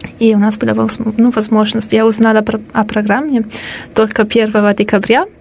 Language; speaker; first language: Russian; non-native, fluent; Italian